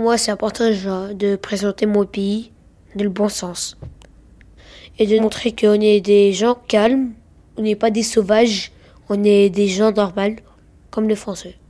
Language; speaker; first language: French; early bilingual, other home language; Ukrainian